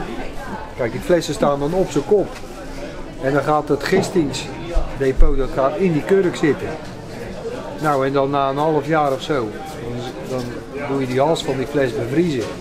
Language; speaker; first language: Dutch; native; Dutch